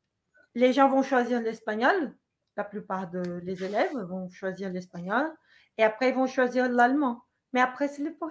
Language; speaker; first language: French; non-native, fluent; Portuguese